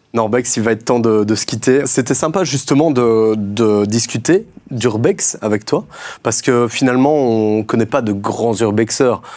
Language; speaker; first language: French; native; French